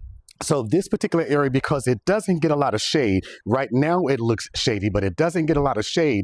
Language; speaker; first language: English; native; English